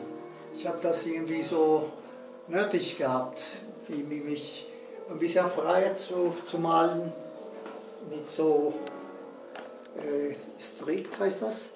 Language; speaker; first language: German; non-native, fluent; Spanish